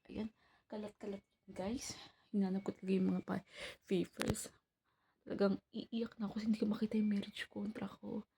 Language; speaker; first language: Filipino; native; Filipino